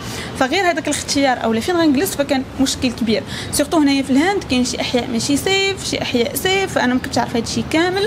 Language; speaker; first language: Arabic; native; Arabic